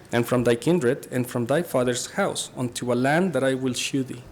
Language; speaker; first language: English; non-native, fluent; Spanish